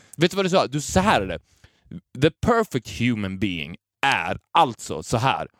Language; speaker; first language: Swedish; native; Swedish